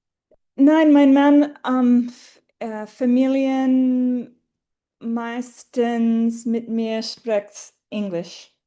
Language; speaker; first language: German; non-native, learner; English